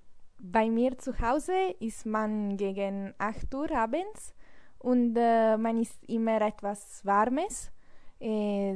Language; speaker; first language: German; non-native, learner; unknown